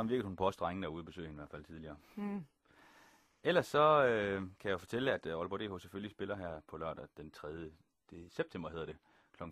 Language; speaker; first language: Danish; native; Danish